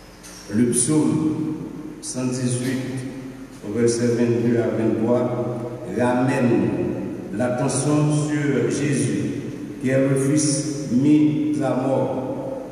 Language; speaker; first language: French; non-native, local second language; Haitian Creole